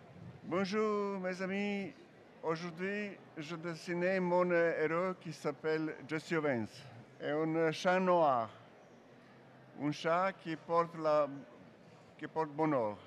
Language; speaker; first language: French; non-native, learner; Serbian